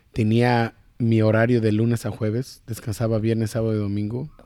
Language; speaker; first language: Spanish; early bilingual, heritage; Spanish